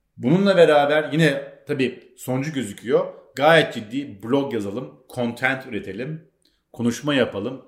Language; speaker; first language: Turkish; native; Turkish